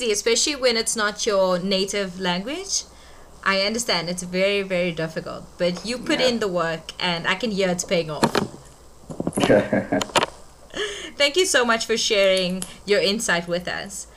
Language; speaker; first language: English; native; English